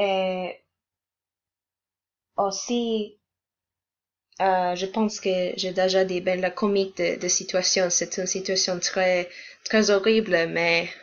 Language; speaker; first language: French; non-native, learner; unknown